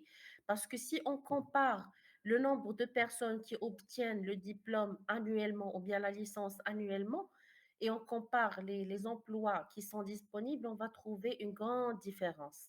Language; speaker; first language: French; non-native, fluent; Arabic